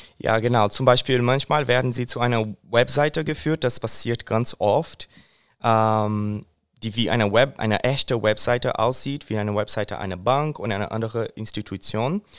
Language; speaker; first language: German; non-native, fluent; Portuguese